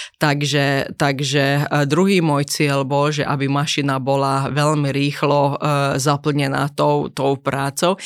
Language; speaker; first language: Slovak; non-native, local second language; Hungarian